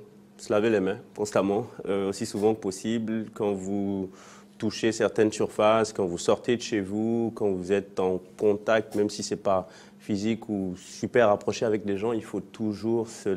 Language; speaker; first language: French; non-native, local second language; Fon